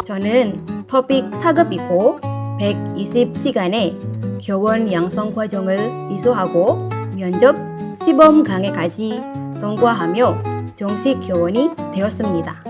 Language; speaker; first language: Korean; non-native, fluent; Indonesian